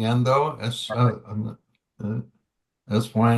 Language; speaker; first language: Spanish; non-native, learner; English